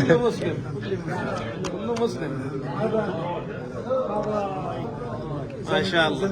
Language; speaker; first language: Arabic; non-native, fluent; Urdu